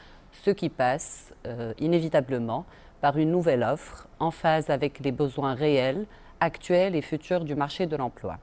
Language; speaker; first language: French; non-native, local second language; Arabic